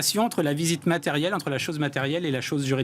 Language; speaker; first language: French; native; French